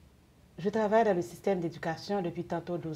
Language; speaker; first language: French; non-native, local second language; Haitian Creole